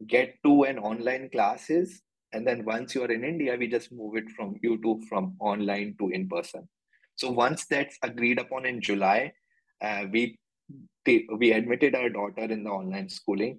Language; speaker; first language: English; non-native, local second language; Hindi